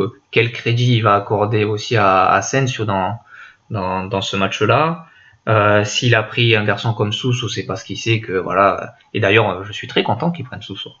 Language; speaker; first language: French; native; French